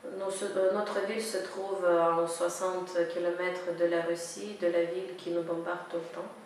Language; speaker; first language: French; non-native, fluent; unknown